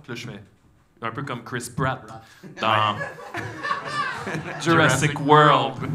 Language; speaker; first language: French; native; French